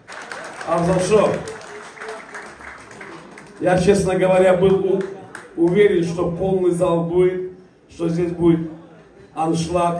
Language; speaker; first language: Russian; non-native, local second language; Tajik